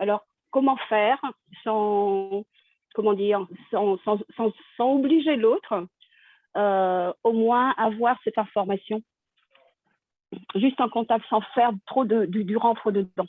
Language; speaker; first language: French; native; French